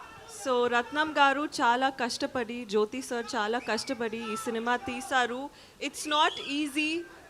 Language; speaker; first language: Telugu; non-native, learner; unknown